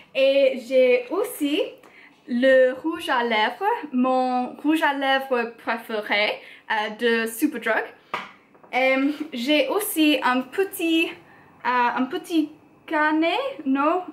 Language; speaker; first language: French; non-native, learner; English